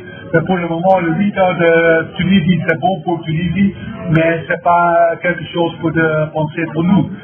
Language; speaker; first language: French; non-native, fluent; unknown